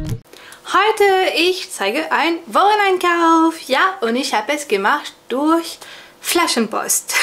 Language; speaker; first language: German; non-native, fluent; French